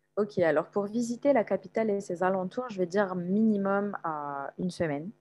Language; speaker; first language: French; non-native, local second language; Arabic